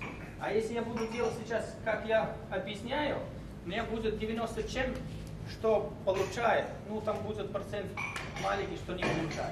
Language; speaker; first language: Russian; non-native, learner; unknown